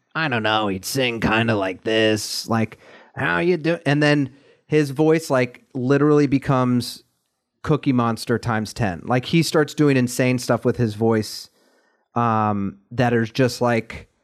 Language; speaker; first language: English; native; English